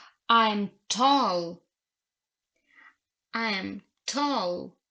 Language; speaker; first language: English; non-native, fluent; Ukrainian